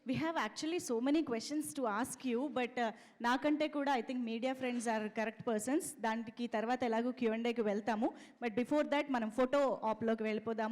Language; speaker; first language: Telugu; native; Telugu